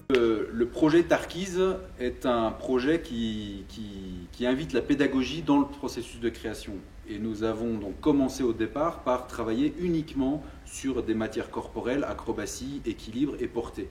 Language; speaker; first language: French; native; French